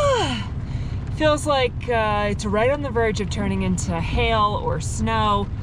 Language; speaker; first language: English; native; English